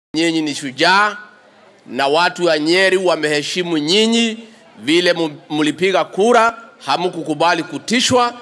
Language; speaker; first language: Swahili; non-native, local second language; Kikuyu